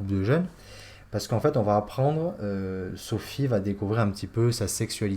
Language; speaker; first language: French; native; French